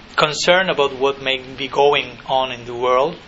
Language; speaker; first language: English; non-native, fluent; Spanish